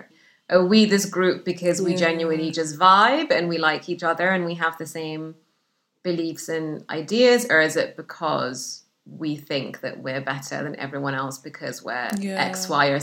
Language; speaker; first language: English; non-native, fluent; Arabic